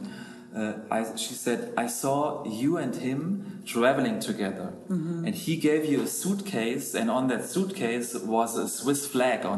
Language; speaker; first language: English; non-native, fluent; German